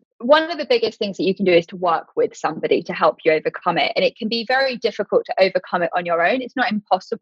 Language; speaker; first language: English; native; English